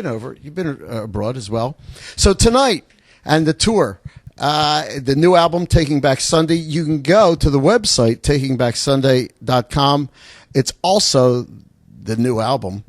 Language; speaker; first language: English; native; English